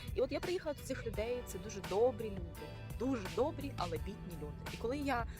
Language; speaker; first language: Ukrainian; non-native, local second language; Russian